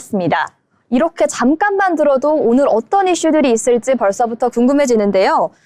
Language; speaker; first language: Korean; native; Korean